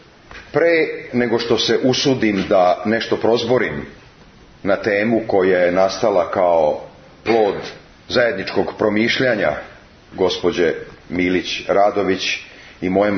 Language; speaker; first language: Serbian; native; Serbian